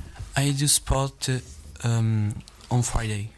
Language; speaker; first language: English; non-native, learner; Italian